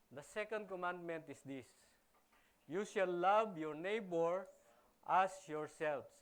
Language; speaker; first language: English; non-native, local second language; Filipino